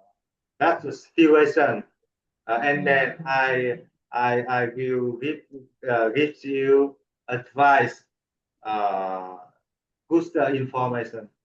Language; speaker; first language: English; non-native, learner; Vietnamese